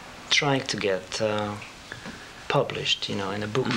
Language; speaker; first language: English; non-native, fluent; Hungarian